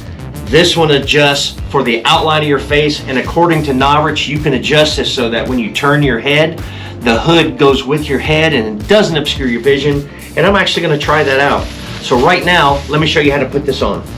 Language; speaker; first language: English; native; English